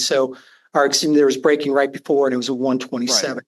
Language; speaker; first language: English; native; English